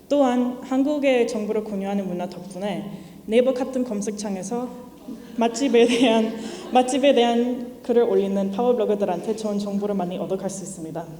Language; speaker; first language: Korean; non-native, fluent; English